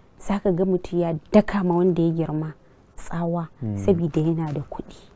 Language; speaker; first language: Hausa; non-native, local second language; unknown